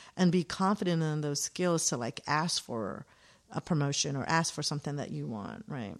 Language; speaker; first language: English; native; English